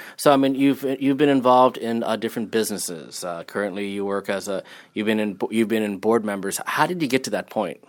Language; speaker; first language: English; native; English